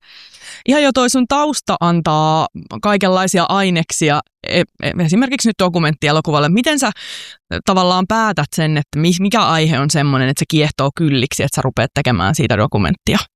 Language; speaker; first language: Finnish; native; Finnish